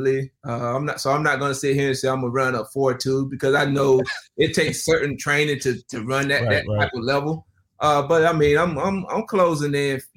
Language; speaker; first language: English; native; English